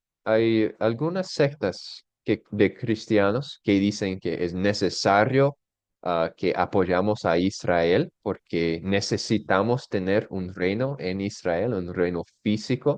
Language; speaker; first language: Spanish; non-native, fluent; English